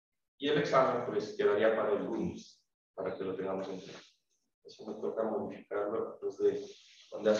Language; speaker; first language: Spanish; native; Spanish